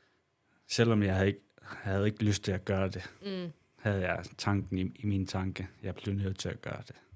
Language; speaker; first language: Danish; non-native, local second language; Kalaallisut